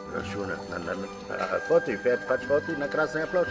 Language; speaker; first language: Russian; non-native, learner; German